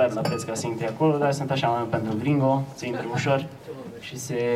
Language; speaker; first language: Romanian; native; Romanian